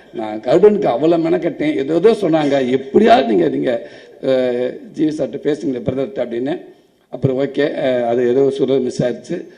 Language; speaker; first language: Tamil; native; Tamil